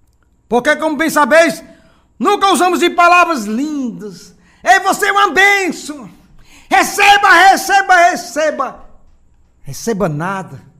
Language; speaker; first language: Portuguese; native; Portuguese